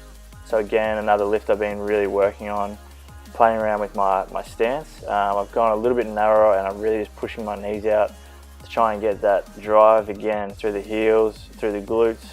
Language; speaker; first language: English; native; English